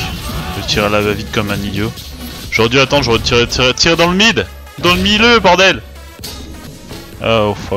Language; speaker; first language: French; native; French